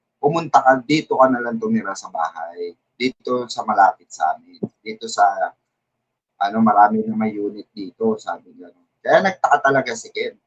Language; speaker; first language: Filipino; native; Filipino